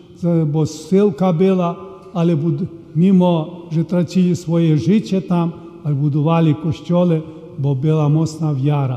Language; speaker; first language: Polish; early bilingual, heritage; Polish